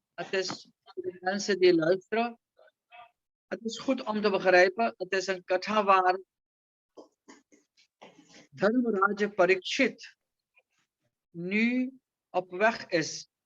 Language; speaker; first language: Dutch; non-native, local second language; Caribbean Hindustani